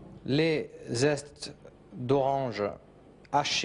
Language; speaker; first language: French; native; French